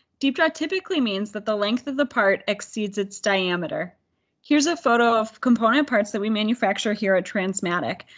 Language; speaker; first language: English; native; English